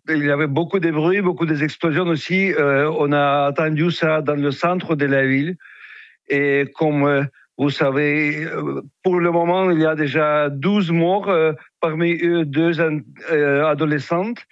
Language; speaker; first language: French; non-native, fluent; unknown